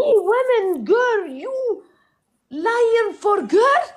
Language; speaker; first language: English; non-native, learner; Arabic